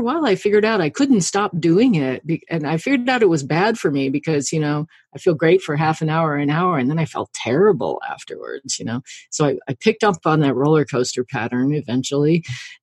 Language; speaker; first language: English; native; English